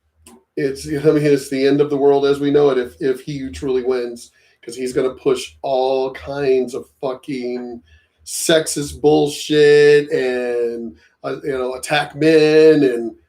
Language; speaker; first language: English; native; English